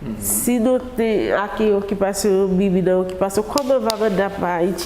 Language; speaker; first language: Portuguese; non-native, learner; Haitian Creole